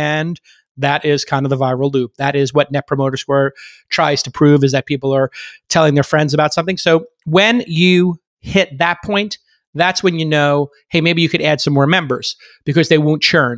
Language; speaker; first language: English; native; English